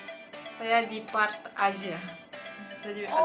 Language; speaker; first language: Indonesian; non-native, learner; Russian